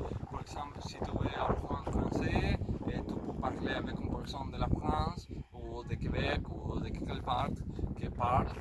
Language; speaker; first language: French; non-native, learner; Spanish